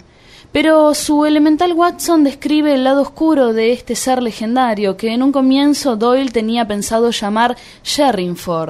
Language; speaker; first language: Spanish; native; Spanish